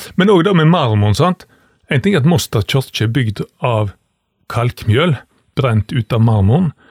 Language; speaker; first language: Norwegian; native; Norwegian